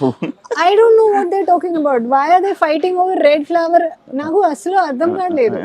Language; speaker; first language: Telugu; non-native, learner; Hindi